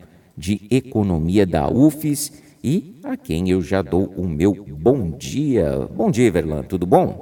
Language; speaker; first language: Portuguese; native; Portuguese